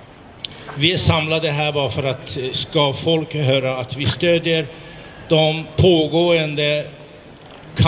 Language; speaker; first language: Swedish; non-native, fluent; Azerbaijani